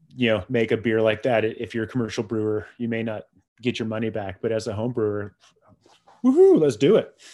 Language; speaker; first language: English; native; English